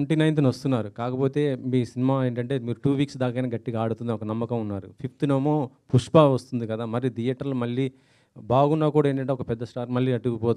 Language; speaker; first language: Telugu; native; Telugu